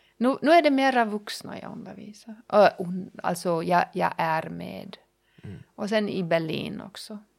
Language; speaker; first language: Swedish; non-native, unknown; German